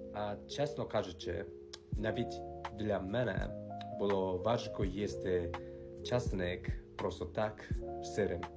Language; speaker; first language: Ukrainian; non-native, fluent; Japanese